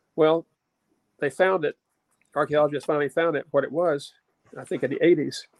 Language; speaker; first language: English; native; English